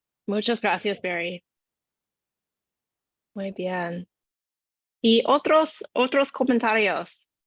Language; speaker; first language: Spanish; non-native, learner; English